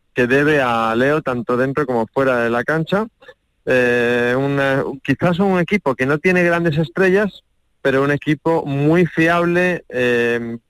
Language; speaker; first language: Spanish; non-native, fluent; French